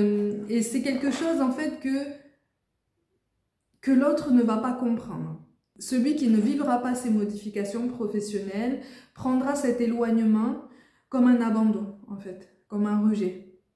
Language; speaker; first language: French; native; French